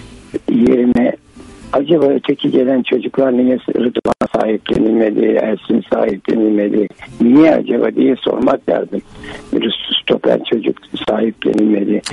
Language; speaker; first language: Turkish; native; Turkish